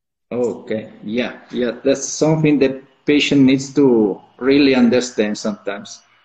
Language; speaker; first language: English; non-native, fluent; Italian